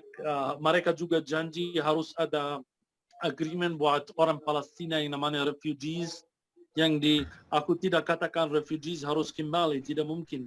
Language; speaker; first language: Indonesian; non-native, fluent; Arabic